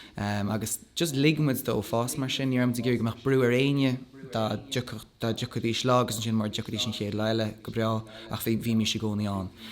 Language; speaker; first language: Irish; non-native, local second language; English